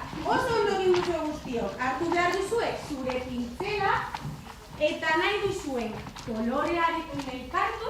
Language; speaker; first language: Basque; non-native, local second language; Spanish